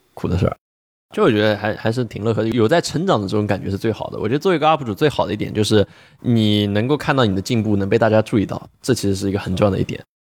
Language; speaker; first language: Chinese; native; Chinese